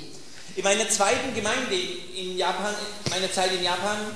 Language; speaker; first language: German; native; German